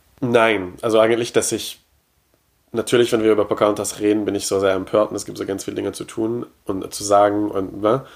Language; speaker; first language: German; non-native, fluent; French